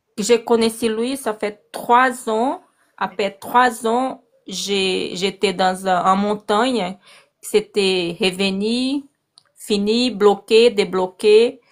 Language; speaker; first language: French; non-native, learner; Portuguese